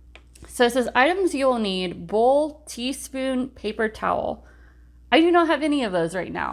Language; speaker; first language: English; native; English